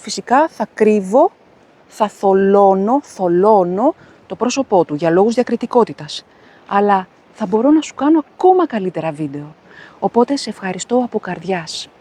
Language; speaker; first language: Greek; native; Greek